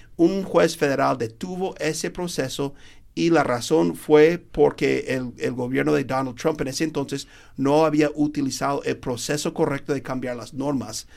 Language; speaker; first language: Spanish; non-native, fluent; English